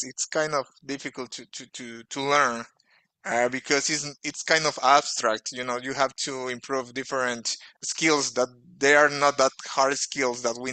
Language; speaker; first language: English; non-native, fluent; Portuguese